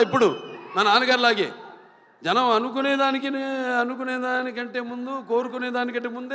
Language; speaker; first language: Telugu; native; Telugu